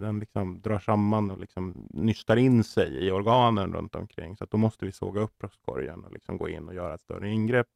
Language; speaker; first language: Swedish; native; Swedish